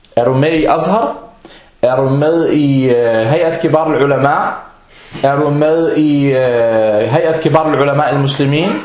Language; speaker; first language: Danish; non-native, fluent; Arabic